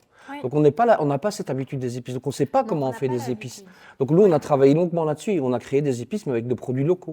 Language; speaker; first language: French; native; French